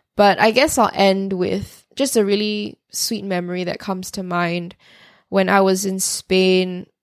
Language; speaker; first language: English; native; English